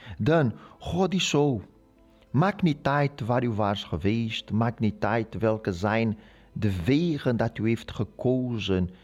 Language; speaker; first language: Dutch; non-native, learner; Portuguese